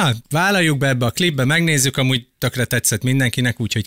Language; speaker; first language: Hungarian; native; Hungarian